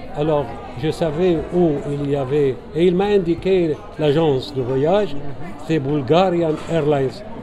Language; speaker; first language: French; non-native, local second language; Arabic